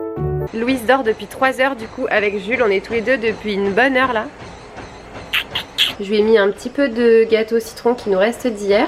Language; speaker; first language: French; native; French